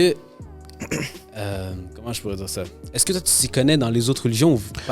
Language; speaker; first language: French; native; French